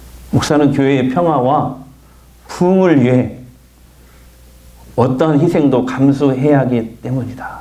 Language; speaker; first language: Korean; native; Korean